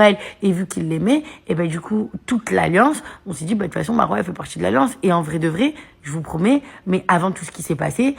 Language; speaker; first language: French; native; French